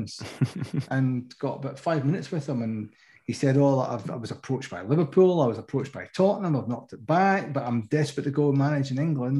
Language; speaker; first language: English; native; English